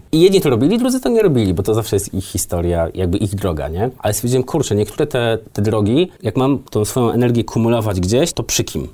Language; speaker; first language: Polish; native; Polish